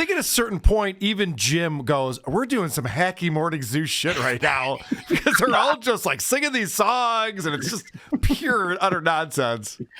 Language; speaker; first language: English; native; English